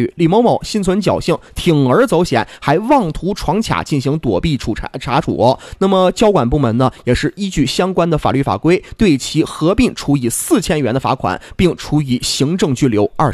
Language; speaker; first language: Chinese; native; Chinese